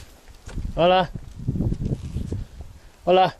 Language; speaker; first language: Spanish; non-native, learner; English